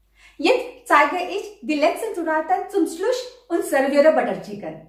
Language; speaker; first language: German; non-native, learner; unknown